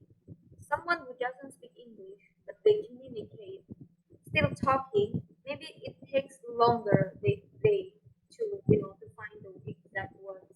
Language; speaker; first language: English; non-native, fluent; Indonesian